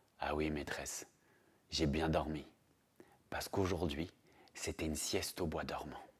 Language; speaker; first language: French; native; French